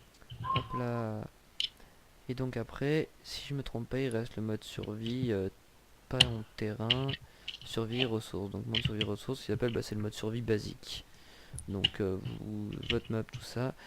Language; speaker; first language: French; native; French